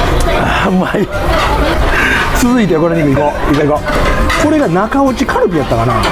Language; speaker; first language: Japanese; native; Japanese